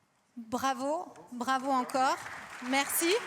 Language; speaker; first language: French; native; French